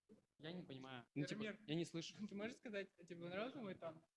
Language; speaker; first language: Russian; non-native, learner; Chinese